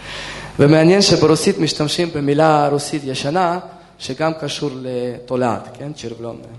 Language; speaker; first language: Hebrew; non-native, fluent; Russian